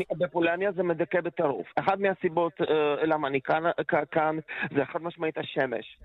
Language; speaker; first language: Hebrew; non-native, fluent; Polish